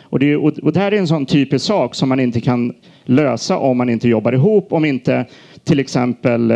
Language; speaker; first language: Swedish; native; Swedish